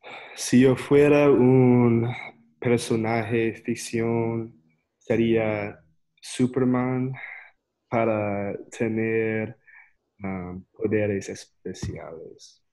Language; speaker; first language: Spanish; non-native, learner; English